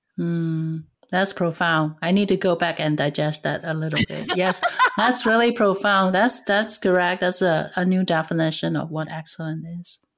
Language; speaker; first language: English; non-native, fluent; Cantonese